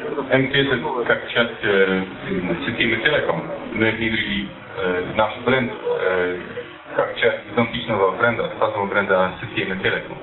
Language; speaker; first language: Russian; non-native, fluent; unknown